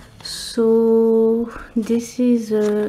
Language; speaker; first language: English; non-native, learner; French